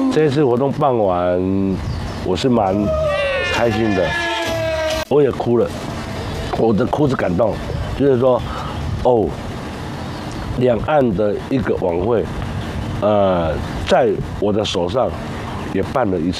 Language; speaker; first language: Chinese; native; Chinese